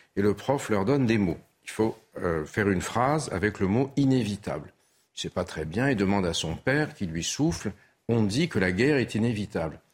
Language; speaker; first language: French; early bilingual, other home language; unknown